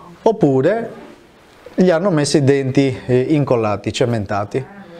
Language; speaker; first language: Italian; native; Italian